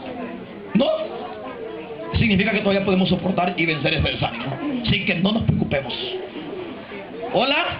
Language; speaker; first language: Spanish; native; Spanish